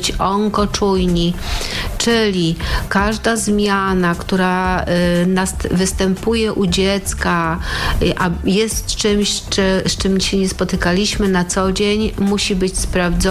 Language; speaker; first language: Polish; native; Polish